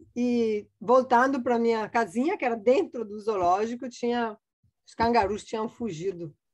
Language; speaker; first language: Portuguese; non-native, fluent; Italian